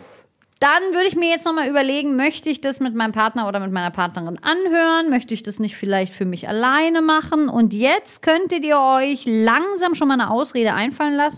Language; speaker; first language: German; native; German